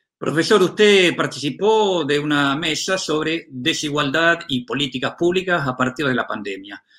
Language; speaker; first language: Spanish; native; Spanish